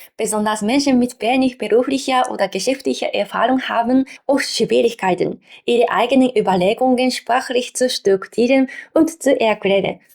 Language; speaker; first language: German; non-native, fluent; Japanese